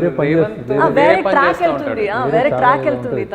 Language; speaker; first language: Telugu; non-native, fluent; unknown